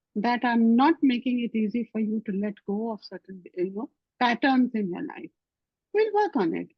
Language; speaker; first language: English; non-native, local second language; Hindi